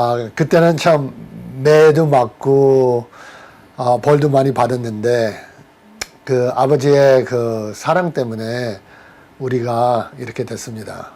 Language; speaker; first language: Korean; early bilingual, heritage; Korean